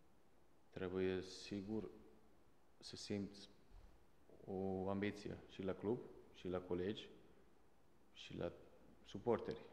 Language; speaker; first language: Romanian; non-native, fluent; Serbian